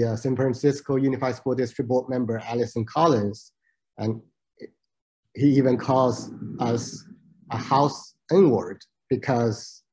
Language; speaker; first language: English; non-native, fluent; Chinese